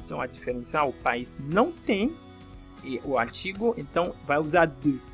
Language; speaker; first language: Portuguese; non-native, fluent; French